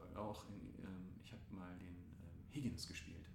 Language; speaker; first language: German; native; German